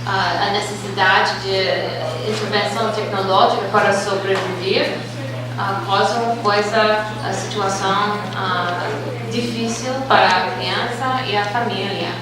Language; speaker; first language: Portuguese; non-native, fluent; English